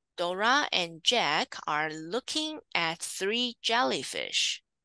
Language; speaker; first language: English; non-native, fluent; Chinese